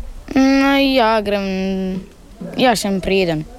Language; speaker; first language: Slovenian; early bilingual, heritage; Italian